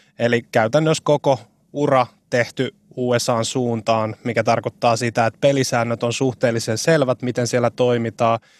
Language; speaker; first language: Finnish; native; Finnish